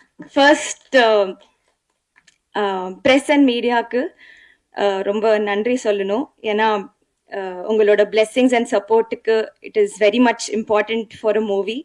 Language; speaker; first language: Tamil; non-native, learner; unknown